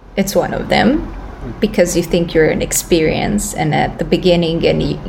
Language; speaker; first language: English; non-native, fluent; Romanian